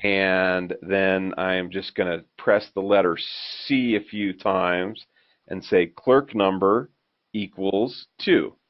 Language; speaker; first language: English; native; English